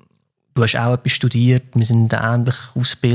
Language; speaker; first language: German; native; German